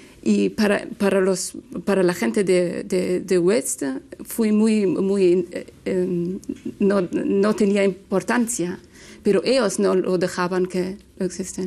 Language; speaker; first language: Spanish; non-native, learner; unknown